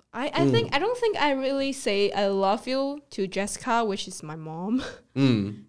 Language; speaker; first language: English; non-native, fluent; Chinese